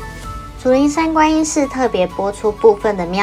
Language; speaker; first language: Chinese; native; Chinese